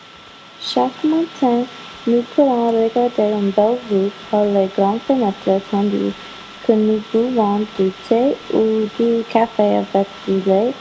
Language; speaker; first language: French; non-native, learner; English